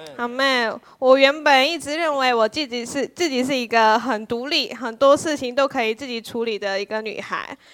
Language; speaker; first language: Chinese; non-native, fluent; Korean